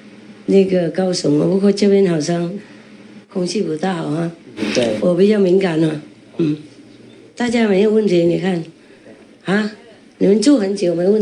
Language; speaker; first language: Chinese; non-native, fluent; Vietnamese